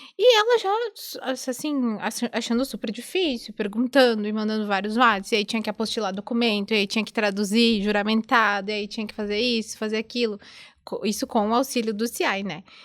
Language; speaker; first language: Portuguese; native; Portuguese